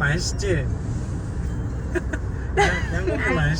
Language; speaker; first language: Korean; early bilingual, other home language; Mongolian